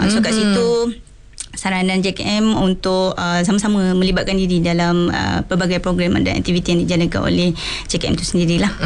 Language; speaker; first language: Malay; native; Malay